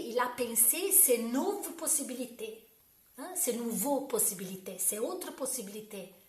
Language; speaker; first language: French; non-native, learner; Italian